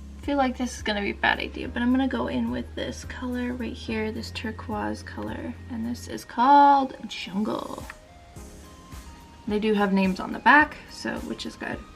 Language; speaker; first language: English; native; English